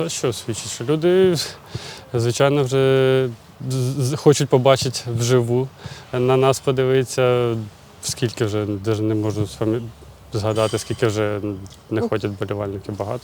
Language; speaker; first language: Ukrainian; native; Ukrainian